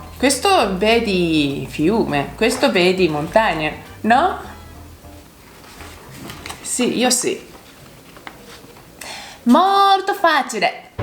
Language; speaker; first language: Italian; non-native, learner; Japanese